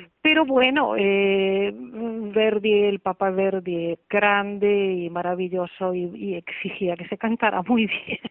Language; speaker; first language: Spanish; native; Spanish